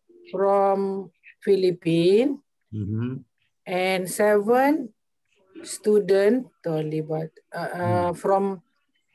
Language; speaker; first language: English; non-native, learner; Malay